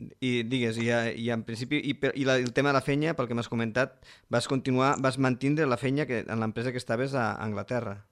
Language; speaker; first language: Catalan; native; Catalan